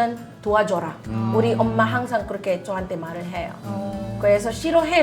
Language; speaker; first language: Korean; non-native, fluent; Filipino